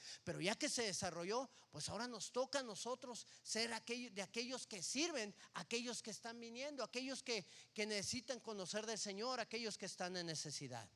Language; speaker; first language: Spanish; native; Spanish